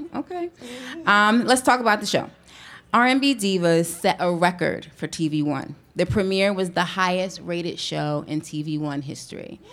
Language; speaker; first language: English; native; English